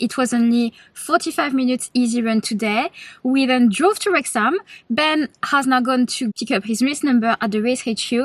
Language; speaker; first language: English; native; English